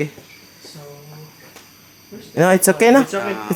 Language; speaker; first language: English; non-native, local second language; Filipino